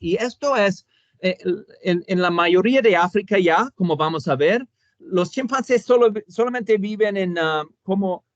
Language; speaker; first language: Spanish; non-native, fluent; English